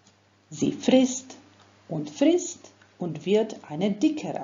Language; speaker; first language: German; non-native, fluent; Croatian